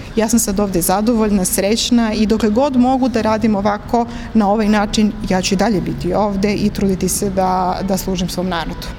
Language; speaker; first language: Serbian; native; Serbian